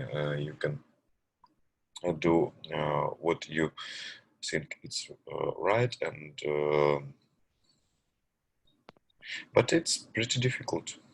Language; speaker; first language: English; non-native, learner; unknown